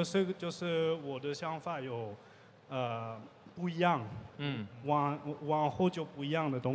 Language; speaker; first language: Chinese; non-native, learner; French